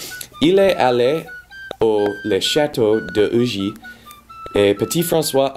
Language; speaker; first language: French; non-native, learner; English